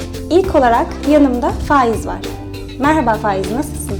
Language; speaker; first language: Turkish; native; Turkish